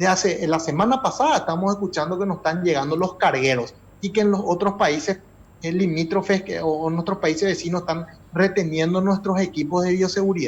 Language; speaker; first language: Spanish; native; Spanish